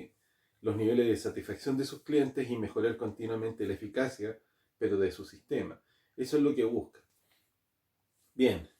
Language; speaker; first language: Spanish; native; Spanish